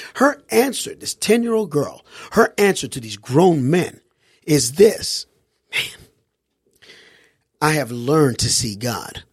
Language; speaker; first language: English; early bilingual, other home language; Haitian Creole